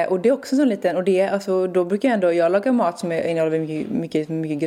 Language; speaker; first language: Swedish; native; Swedish